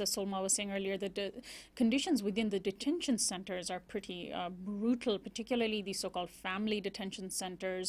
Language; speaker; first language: English; native; English